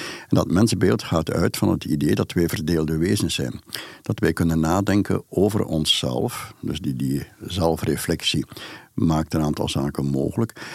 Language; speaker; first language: Dutch; native; Dutch